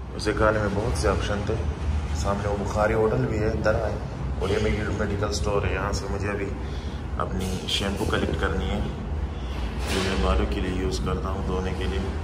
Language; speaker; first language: Urdu; non-native, fluent; Pashto